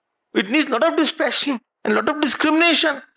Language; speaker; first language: English; non-native, local second language; Hindi